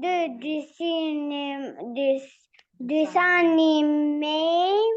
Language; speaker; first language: French; non-native, learner; Arabic